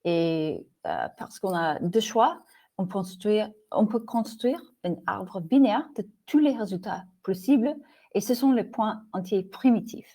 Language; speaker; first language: French; non-native, fluent; English